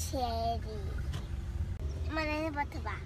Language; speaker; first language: Korean; early bilingual, heritage; Korean